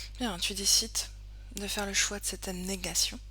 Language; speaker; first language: French; native; French